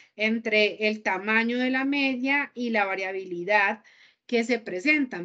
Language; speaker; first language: Spanish; native; Spanish